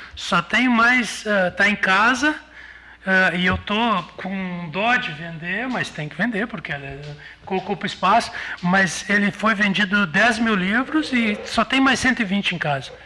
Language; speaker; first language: Portuguese; native; Portuguese